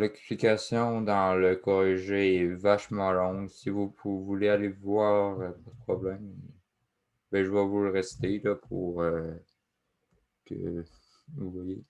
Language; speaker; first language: French; native; French